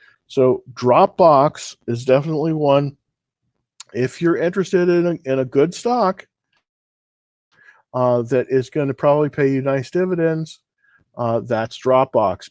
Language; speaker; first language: English; native; English